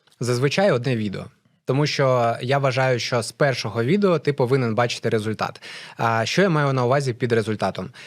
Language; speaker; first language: Ukrainian; non-native, local second language; Russian